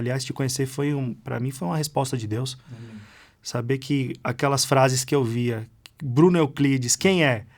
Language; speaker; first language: Portuguese; native; Portuguese